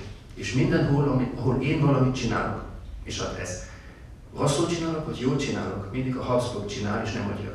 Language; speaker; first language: Hungarian; non-native, fluent; German